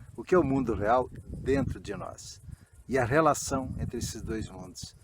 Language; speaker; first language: Portuguese; early bilingual, other home language; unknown